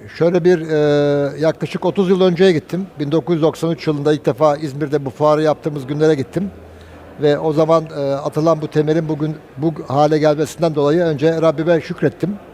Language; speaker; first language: Turkish; native; Turkish